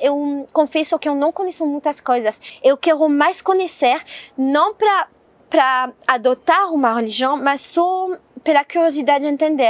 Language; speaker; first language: Portuguese; non-native, learner; French